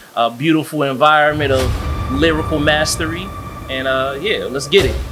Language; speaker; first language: English; native; English